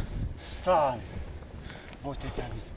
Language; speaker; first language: Russian; non-native, local second language; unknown